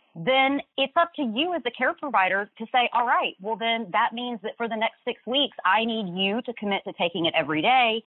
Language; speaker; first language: English; native; English